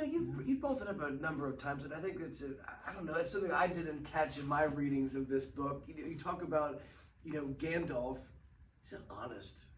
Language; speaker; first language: English; native; English